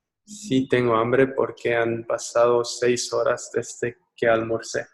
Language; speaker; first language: Spanish; non-native, learner; English